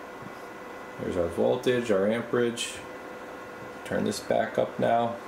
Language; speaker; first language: English; native; English